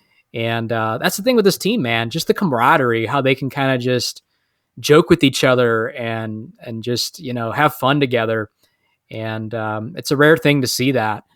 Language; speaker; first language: English; native; English